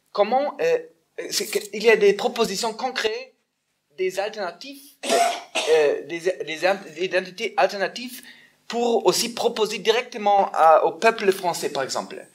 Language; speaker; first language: French; non-native, fluent; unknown